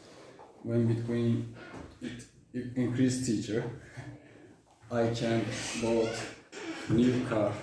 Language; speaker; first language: English; non-native, learner; Turkish